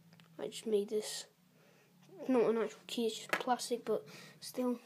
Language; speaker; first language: English; native; English